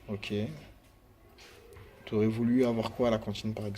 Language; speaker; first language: French; native; French